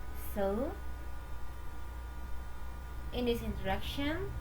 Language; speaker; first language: English; non-native, learner; Indonesian